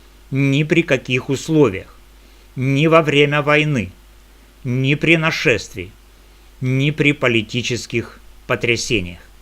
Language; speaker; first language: Russian; native; Russian